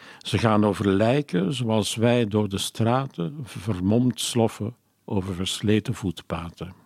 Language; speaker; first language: Dutch; non-native, local second language; French